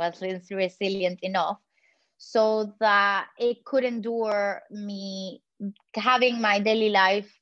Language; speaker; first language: English; non-native, fluent; Spanish